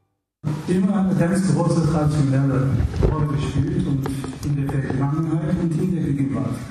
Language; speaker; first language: German; non-native, fluent; Chinese